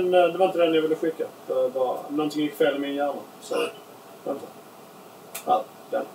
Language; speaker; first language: Swedish; native; Swedish